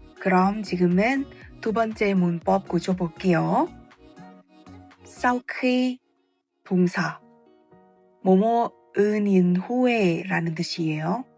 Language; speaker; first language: Korean; non-native, fluent; Vietnamese